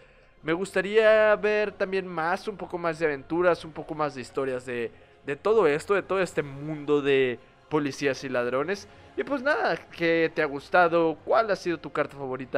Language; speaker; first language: Spanish; native; Spanish